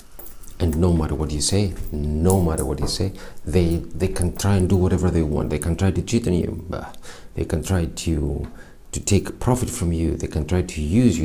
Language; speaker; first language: English; non-native, fluent; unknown